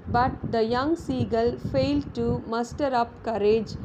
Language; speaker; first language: English; non-native, local second language; Tamil